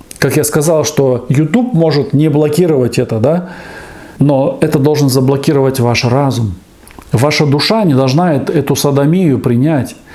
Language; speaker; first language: Russian; native; Russian